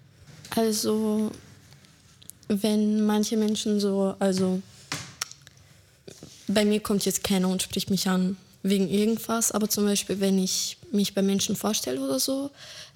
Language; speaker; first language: German; early bilingual, other home language; Bosnian